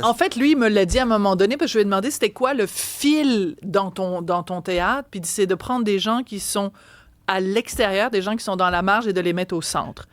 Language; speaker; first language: French; native; French